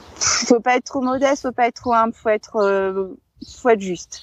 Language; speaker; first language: French; native; French